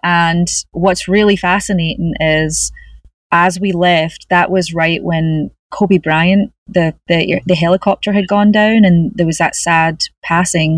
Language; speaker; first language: English; native; English